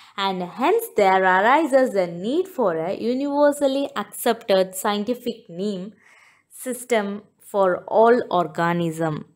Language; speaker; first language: English; non-native, local second language; Tamil